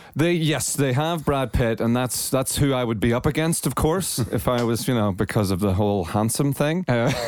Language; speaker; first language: English; native; English